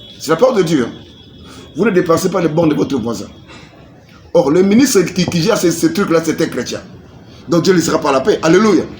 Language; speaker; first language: French; non-native, local second language; Lingala